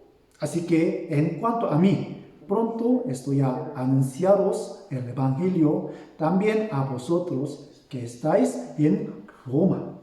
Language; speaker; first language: Spanish; non-native, fluent; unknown